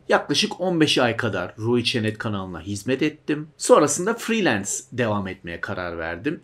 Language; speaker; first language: Turkish; early bilingual, heritage; Turkish